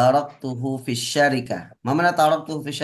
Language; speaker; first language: Arabic; non-native, fluent; Indonesian